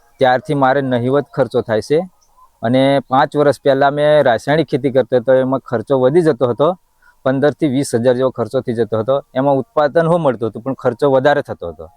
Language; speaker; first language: Gujarati; non-native, local second language; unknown